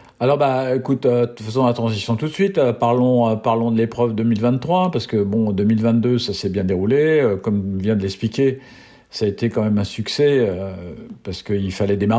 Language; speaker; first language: French; native; French